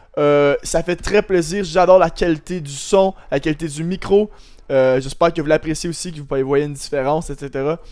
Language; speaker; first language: French; native; French